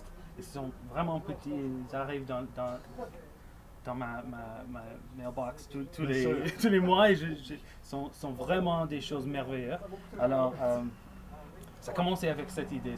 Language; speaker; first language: French; non-native, local second language; English